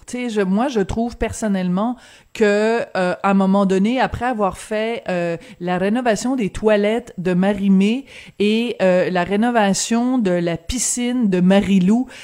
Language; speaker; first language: French; native; French